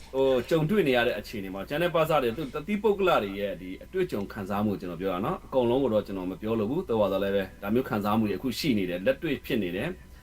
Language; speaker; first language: Burmese; native; Burmese